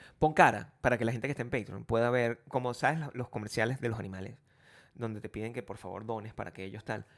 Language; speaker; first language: Spanish; native; Spanish